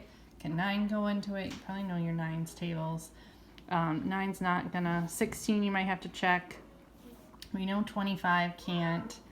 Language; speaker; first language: English; native; English